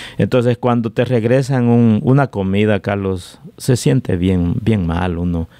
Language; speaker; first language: Spanish; native; Spanish